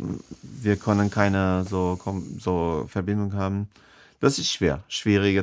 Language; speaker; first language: German; non-native, fluent; Persian